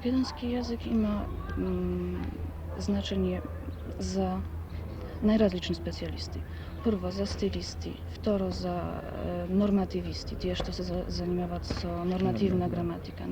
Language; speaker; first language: Macedonian; non-native, fluent; Polish